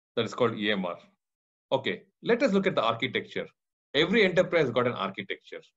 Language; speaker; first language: English; non-native, local second language; Kannada